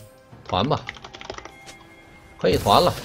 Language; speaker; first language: Chinese; native; Chinese